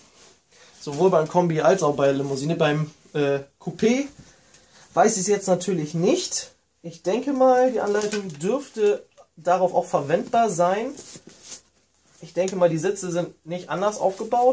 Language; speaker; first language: German; native; German